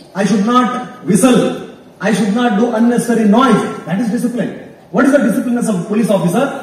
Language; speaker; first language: English; non-native, local second language; Kannada